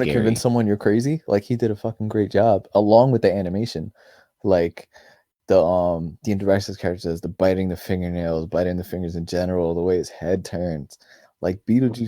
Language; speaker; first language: English; native; English